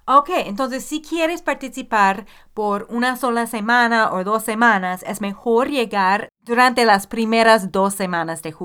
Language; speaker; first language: Spanish; non-native, fluent; English